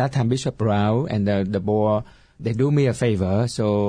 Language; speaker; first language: English; non-native, fluent; Vietnamese